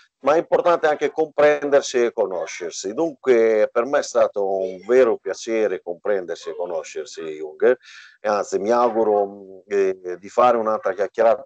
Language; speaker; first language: Italian; native; Italian